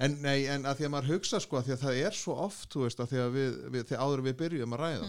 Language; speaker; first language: Icelandic; native; Icelandic